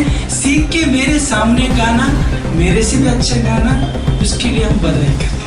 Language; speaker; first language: Hindi; non-native, local second language; Kannada